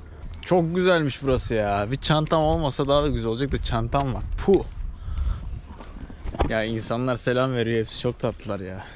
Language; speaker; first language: Turkish; native; Turkish